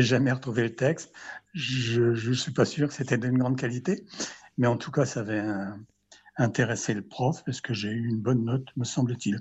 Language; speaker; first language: French; native; French